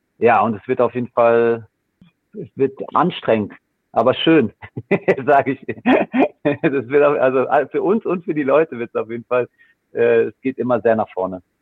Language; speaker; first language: German; native; German